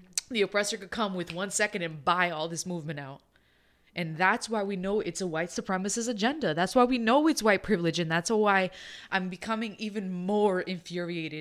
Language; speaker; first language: English; early bilingual, other home language; Spanish